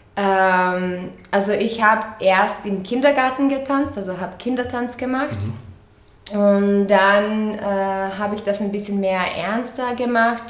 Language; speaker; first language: German; non-native, fluent; Croatian